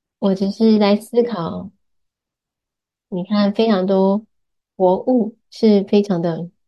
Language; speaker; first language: Chinese; non-native, learner; English